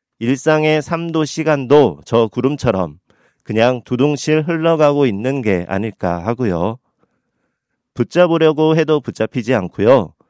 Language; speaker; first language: Korean; native; Korean